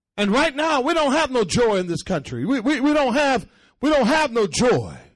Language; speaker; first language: English; early bilingual, other home language; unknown